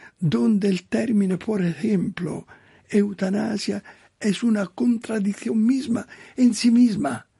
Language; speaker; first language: Spanish; non-native, learner; Italian